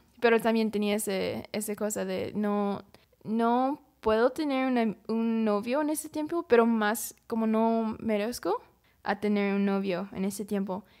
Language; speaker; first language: Spanish; non-native, learner; English